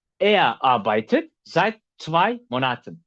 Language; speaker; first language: German; non-native, fluent; Turkish